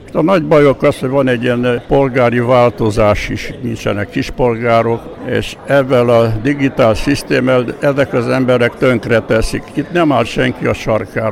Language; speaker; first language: Hungarian; native; Hungarian